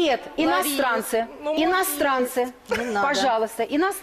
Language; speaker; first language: Russian; native; Russian